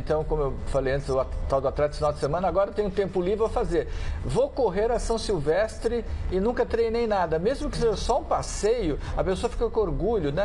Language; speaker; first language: Portuguese; native; Portuguese